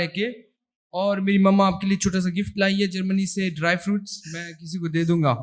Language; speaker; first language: Hindi; early bilingual, heritage; Hindi